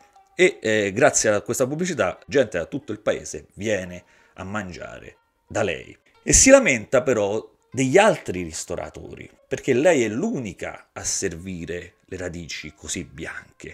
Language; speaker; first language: Italian; native; Italian